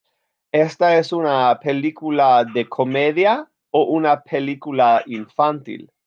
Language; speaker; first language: Spanish; non-native, fluent; English